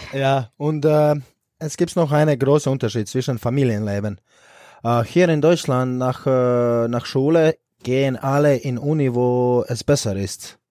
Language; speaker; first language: German; non-native, fluent; Croatian